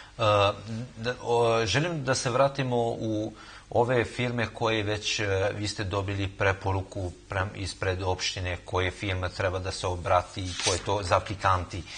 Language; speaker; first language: Serbian; non-native, local second language; Albanian